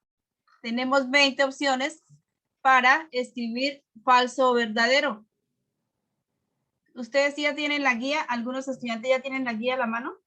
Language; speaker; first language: Spanish; native; Spanish